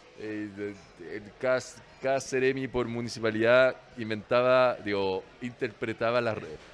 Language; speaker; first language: Spanish; non-native, fluent; French